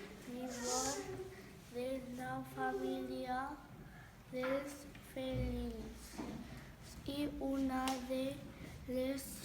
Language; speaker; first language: Catalan; non-native, local second language; Spanish